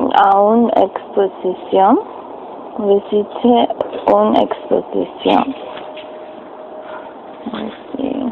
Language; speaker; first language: French; non-native, learner; English